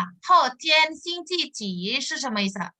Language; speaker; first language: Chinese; non-native, fluent; Indonesian